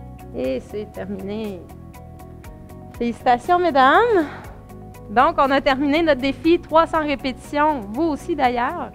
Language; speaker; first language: French; native; French